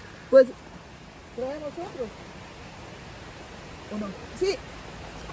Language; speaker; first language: Spanish; native; Spanish